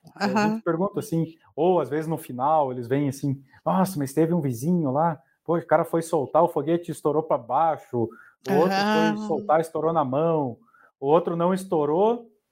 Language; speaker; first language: Portuguese; native; Portuguese